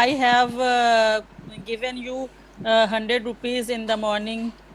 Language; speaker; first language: English; non-native, learner; Hindi